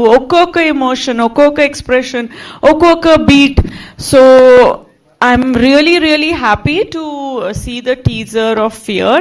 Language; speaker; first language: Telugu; non-native, fluent; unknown